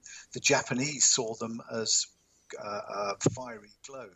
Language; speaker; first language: English; native; English